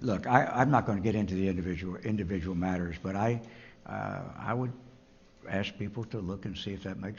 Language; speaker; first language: English; native; English